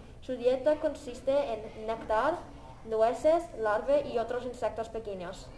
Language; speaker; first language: Spanish; non-native, learner; English